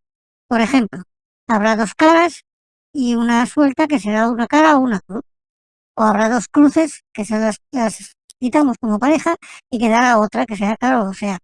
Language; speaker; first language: Spanish; native; Spanish